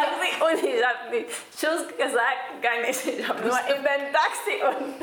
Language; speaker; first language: German; non-native, learner; Spanish